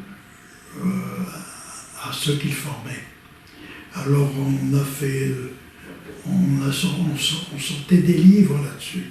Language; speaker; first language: French; native; French